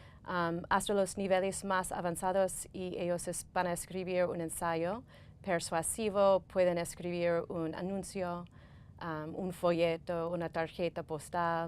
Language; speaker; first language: Spanish; non-native, fluent; English